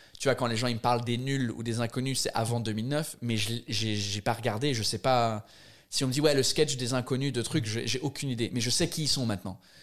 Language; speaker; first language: French; non-native, fluent; English